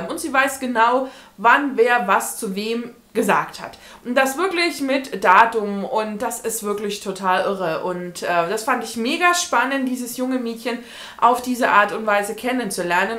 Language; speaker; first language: German; native; German